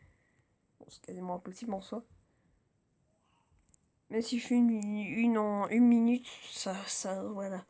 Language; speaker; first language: French; native; French